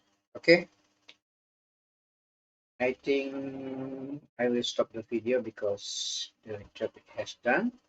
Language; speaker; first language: English; non-native, learner; Indonesian